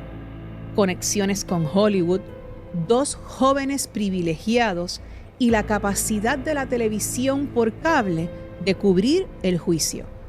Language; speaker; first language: Spanish; native; Spanish